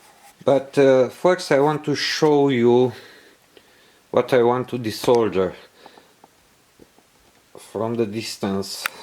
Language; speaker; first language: English; non-native, learner; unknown